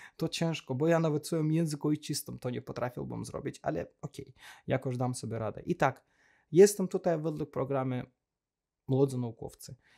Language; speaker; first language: Polish; non-native, learner; Azerbaijani